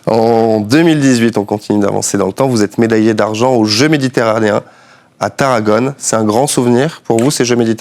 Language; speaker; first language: French; native; French